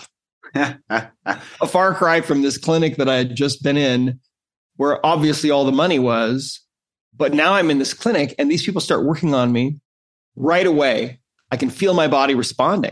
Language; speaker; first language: English; native; English